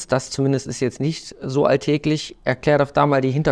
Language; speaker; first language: German; native; German